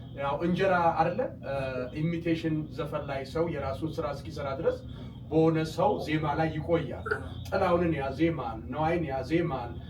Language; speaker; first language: Amharic; native; Amharic